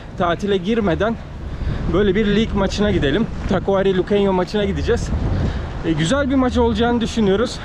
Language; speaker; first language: Turkish; native; Turkish